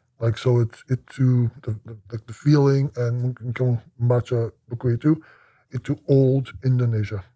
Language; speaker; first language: Indonesian; non-native, learner; English